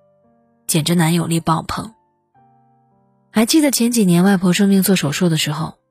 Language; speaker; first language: Chinese; native; Chinese